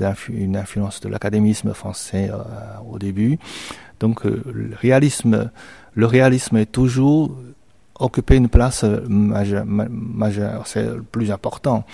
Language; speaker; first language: French; non-native, fluent; Chinese